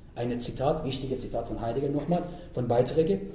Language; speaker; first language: German; non-native, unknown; Persian